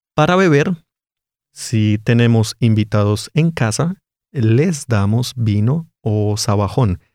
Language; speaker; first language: Spanish; native; Spanish